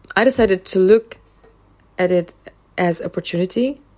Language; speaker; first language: English; non-native, fluent; Russian